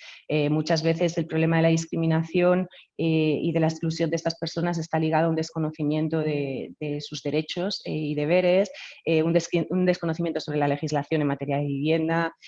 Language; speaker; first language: Spanish; native; Spanish